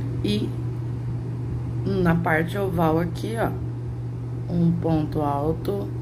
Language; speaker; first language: Portuguese; native; Portuguese